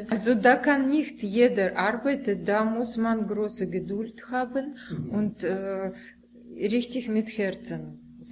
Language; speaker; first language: German; non-native, learner; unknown